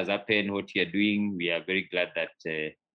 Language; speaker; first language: English; non-native, local second language; Kikuyu